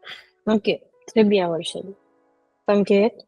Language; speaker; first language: French; non-native, fluent; Hindi